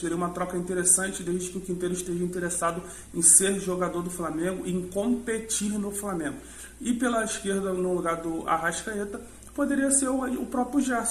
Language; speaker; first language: Portuguese; native; Portuguese